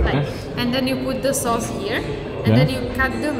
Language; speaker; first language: English; non-native, learner; Czech